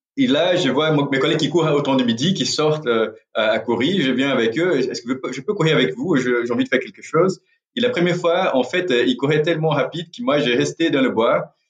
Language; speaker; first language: French; non-native, fluent; Portuguese